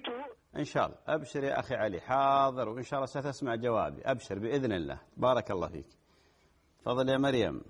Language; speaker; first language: Arabic; native; Arabic